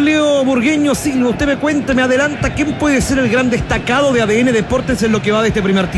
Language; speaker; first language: Spanish; native; Spanish